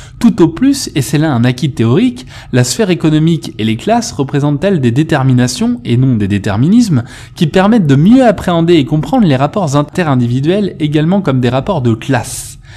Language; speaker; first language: French; native; French